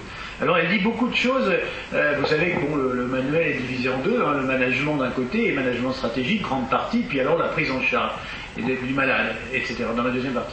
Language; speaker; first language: French; native; French